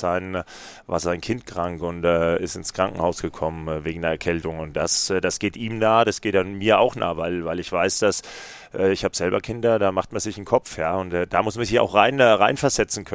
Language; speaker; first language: German; native; German